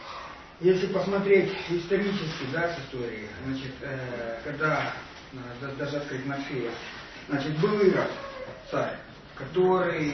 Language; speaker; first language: Russian; native; Russian